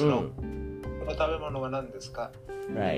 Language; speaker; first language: Japanese; non-native, learner; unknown